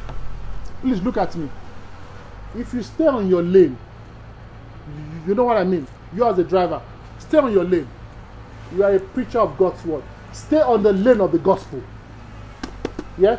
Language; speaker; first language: English; non-native, local second language; Yoruba